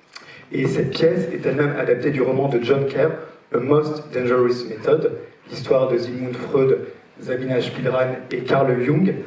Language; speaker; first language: French; native; French